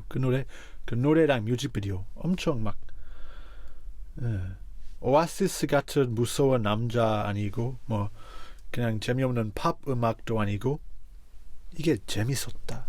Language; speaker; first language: Korean; non-native, fluent; English